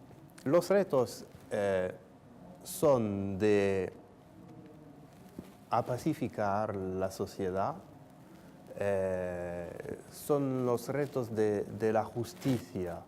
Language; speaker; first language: Spanish; non-native, fluent; French